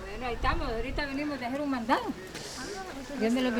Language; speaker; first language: Spanish; native; Spanish